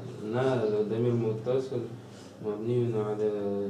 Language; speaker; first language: Arabic; non-native, learner; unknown